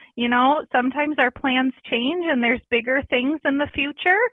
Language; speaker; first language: English; native; English